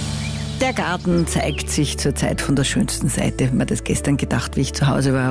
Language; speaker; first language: German; native; German